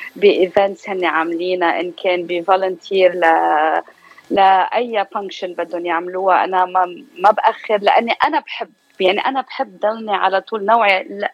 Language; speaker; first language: Arabic; native; Arabic